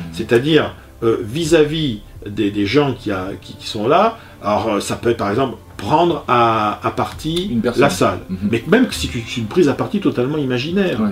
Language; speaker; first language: French; native; French